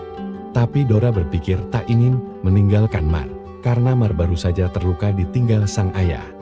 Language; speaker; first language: Indonesian; native; Indonesian